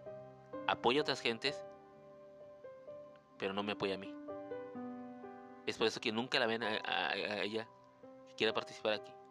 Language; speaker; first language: Spanish; native; Spanish